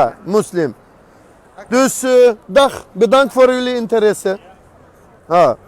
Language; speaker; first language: Dutch; non-native, learner; Azerbaijani